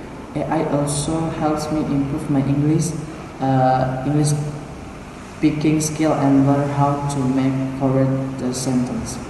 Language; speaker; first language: English; non-native, learner; Indonesian